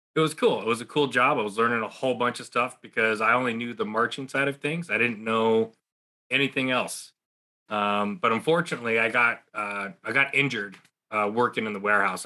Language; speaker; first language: English; native; English